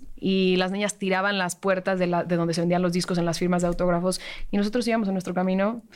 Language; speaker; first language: Spanish; native; Spanish